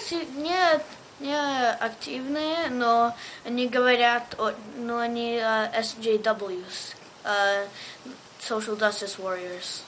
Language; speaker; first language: Russian; early bilingual, heritage; Russian